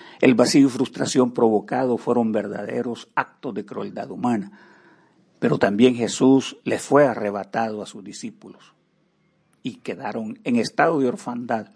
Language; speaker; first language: Spanish; native; Spanish